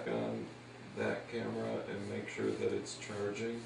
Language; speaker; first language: English; native; English